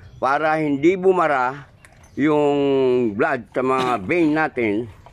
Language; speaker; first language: Filipino; non-native, local second language; Waray